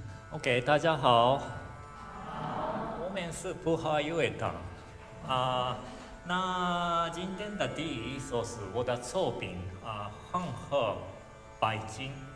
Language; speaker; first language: Chinese; non-native, learner; Japanese